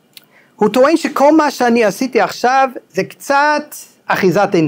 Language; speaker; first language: Hebrew; non-native, fluent; English